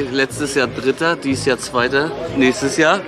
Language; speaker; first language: German; native; German